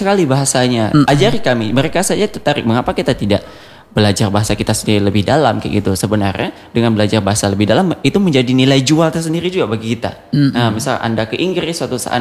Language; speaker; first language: Indonesian; non-native, local second language; Achinese